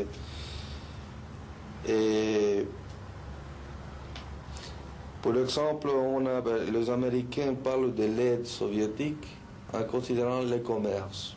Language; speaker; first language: French; non-native, fluent; Spanish